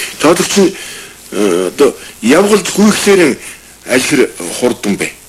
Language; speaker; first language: Mongolian; native; Mongolian